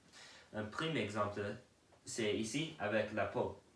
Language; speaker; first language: French; non-native, learner; English